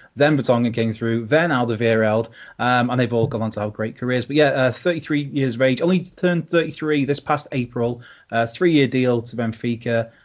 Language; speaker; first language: English; native; English